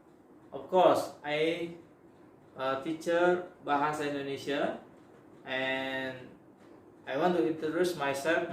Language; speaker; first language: English; non-native, learner; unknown